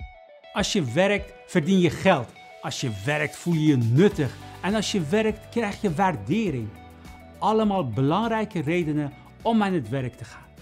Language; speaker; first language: Dutch; non-native, fluent; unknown